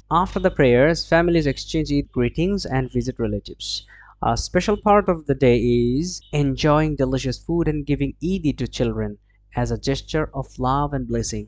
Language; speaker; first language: English; non-native, local second language; Bangla